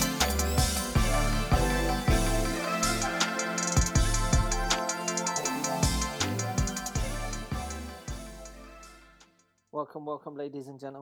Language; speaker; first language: English; native; English